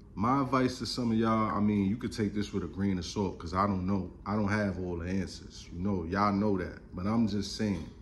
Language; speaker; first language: English; native; English